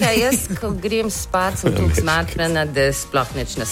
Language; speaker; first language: Slovenian; early bilingual, heritage; Slovenian